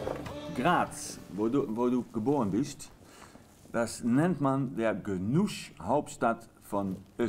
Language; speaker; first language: German; non-native, learner; Dutch